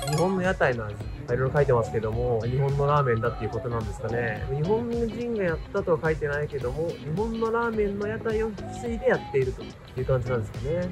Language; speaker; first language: Japanese; native; Japanese